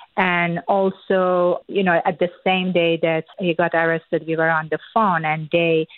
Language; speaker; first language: English; non-native, fluent; Persian